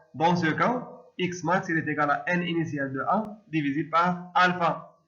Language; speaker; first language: French; non-native, local second language; Arabic